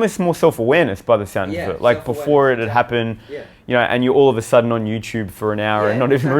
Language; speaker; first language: English; native; English